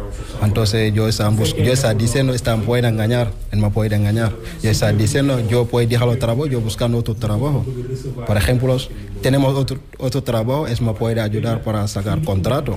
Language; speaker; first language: Spanish; non-native, learner; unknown